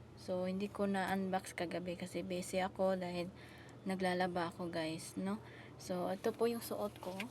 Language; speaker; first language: Filipino; non-native, local second language; Cebuano